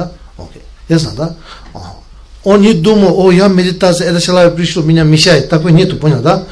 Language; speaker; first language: Russian; non-native, learner; Tibetan